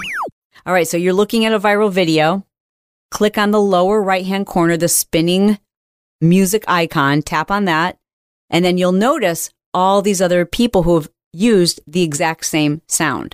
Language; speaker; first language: English; native; English